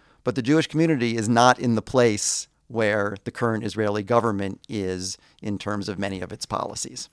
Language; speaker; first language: English; native; English